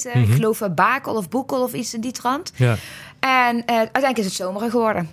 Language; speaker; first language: Dutch; native; Dutch